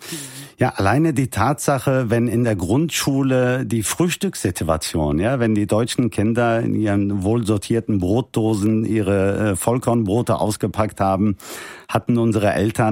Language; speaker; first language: German; early bilingual, heritage; Turkish